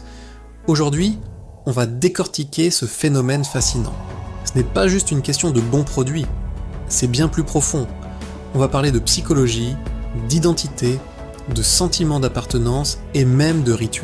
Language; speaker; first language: French; native; French